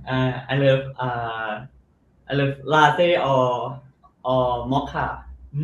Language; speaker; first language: English; non-native, learner; Thai